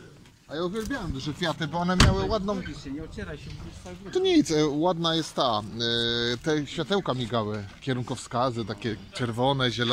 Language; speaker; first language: Polish; native; Polish